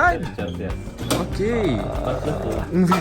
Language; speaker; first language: Portuguese; native; Portuguese